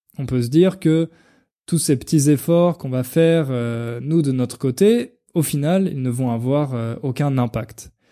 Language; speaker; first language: French; native; French